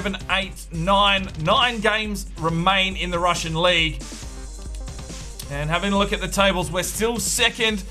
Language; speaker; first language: English; native; English